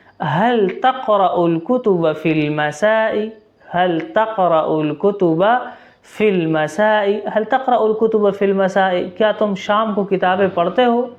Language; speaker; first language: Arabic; non-native, fluent; Urdu